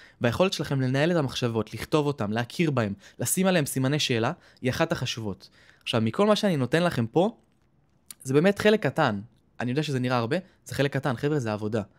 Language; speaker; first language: Hebrew; native; Hebrew